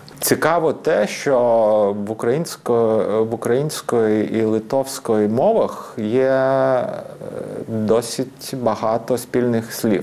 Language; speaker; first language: Ukrainian; non-native, fluent; Lithuanian